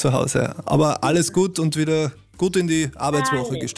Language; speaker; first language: German; native; German